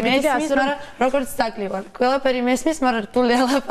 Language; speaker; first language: Georgian; non-native, learner; Russian